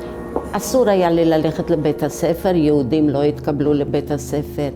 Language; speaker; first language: Hebrew; early bilingual, other home language; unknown